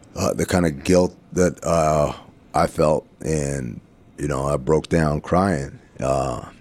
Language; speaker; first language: English; early bilingual, other home language; Arabic